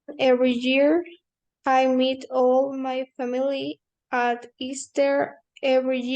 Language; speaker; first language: English; non-native, learner; Spanish